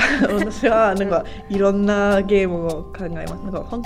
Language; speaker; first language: Japanese; non-native, learner; English